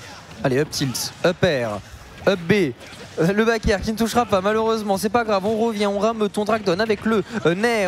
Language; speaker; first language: French; native; French